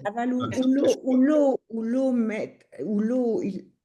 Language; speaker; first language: Hebrew; non-native, learner; French